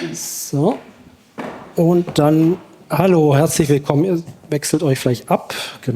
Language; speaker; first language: German; native; German